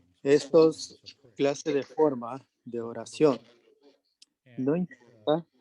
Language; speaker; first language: Spanish; non-native, learner; English